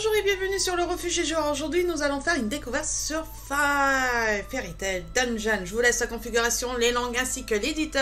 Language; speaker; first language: French; native; French